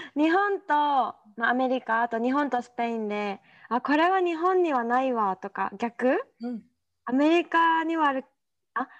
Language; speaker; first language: Japanese; native; Japanese